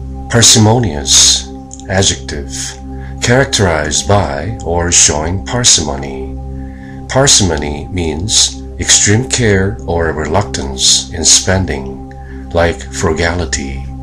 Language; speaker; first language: English; non-native, fluent; Korean